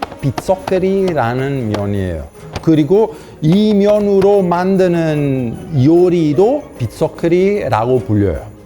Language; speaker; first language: Korean; non-native, fluent; Italian